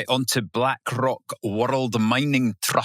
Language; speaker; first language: English; native; English